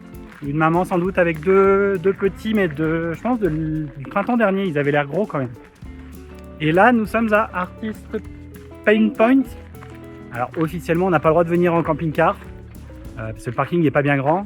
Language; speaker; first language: French; native; French